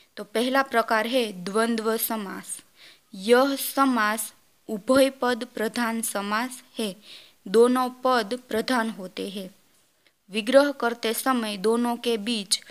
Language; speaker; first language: Hindi; non-native, local second language; Gujarati